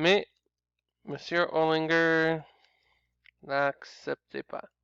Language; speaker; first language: French; non-native, learner; English